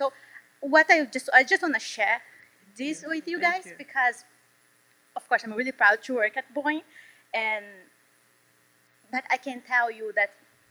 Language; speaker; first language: English; non-native, learner; Portuguese